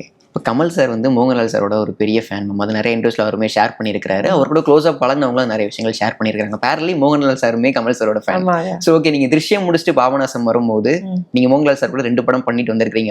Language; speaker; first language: Tamil; native; Tamil